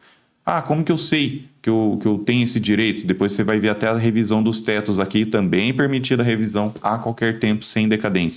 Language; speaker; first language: Portuguese; native; Portuguese